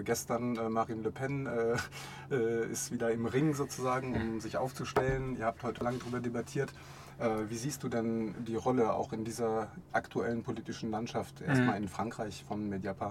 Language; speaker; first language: German; native; German